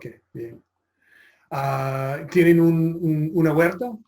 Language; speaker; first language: Spanish; non-native, fluent; English